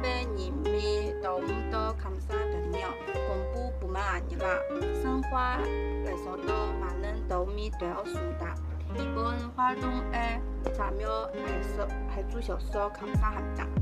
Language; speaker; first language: Korean; non-native, learner; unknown